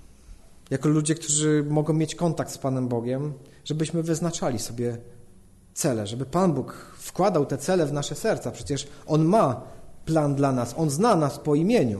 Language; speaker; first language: Polish; native; Polish